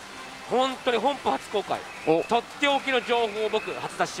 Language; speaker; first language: Japanese; native; Japanese